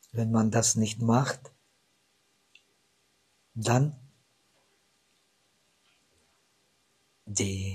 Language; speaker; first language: German; non-native, fluent; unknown